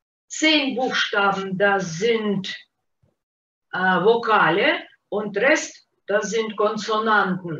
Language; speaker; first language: German; non-native, fluent; Russian